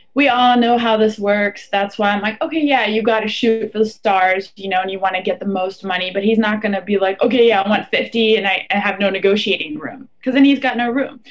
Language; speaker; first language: English; non-native, fluent; German